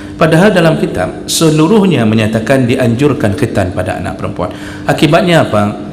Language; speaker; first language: Malay; non-native, local second language; Achinese